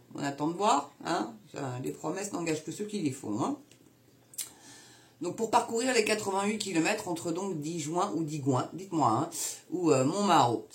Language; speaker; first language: French; native; French